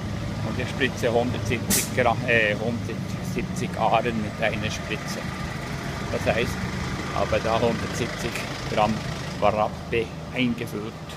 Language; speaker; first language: German; native; German